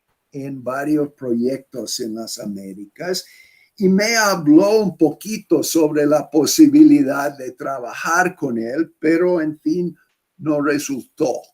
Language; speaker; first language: Spanish; non-native, fluent; English